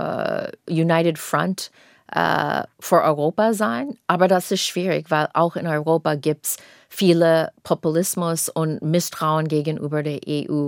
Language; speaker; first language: German; non-native, fluent; English